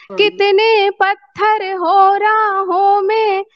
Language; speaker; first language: Hindi; native; Hindi